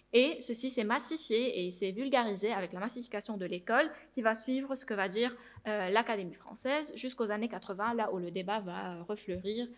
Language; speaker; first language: French; non-native, local second language; Arabic